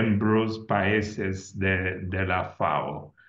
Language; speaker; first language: Spanish; non-native, learner; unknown